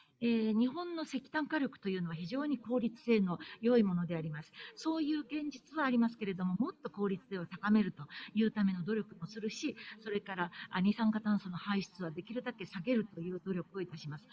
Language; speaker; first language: Japanese; native; Japanese